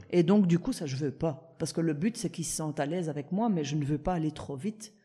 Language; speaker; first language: French; early bilingual, other home language; Italian